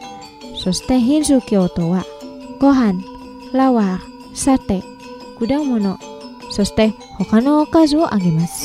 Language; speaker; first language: Japanese; non-native, fluent; Indonesian